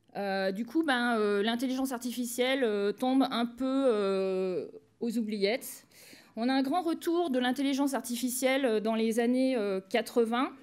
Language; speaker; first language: French; native; French